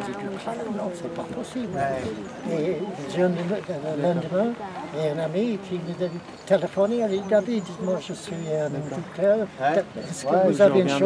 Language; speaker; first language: French; non-native, learner; English